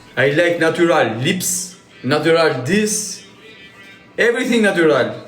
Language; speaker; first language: English; non-native, learner; Albanian